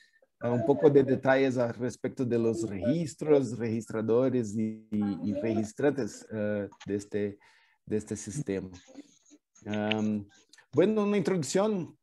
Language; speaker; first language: Spanish; non-native, fluent; Portuguese